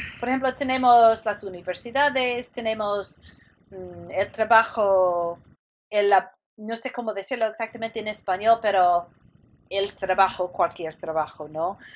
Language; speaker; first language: Spanish; non-native, fluent; English